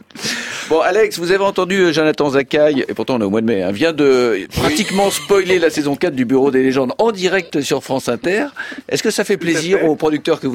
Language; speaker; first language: French; native; French